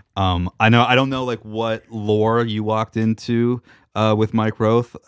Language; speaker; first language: English; native; English